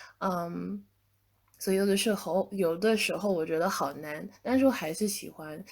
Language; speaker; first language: Chinese; non-native, fluent; English